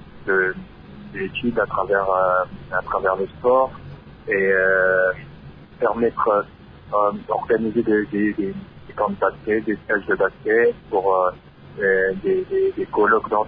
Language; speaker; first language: French; non-native, local second language; Lingala